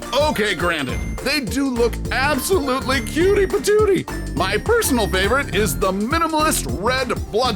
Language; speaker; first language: English; native; English